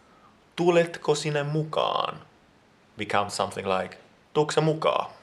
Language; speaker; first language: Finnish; non-native, fluent; Italian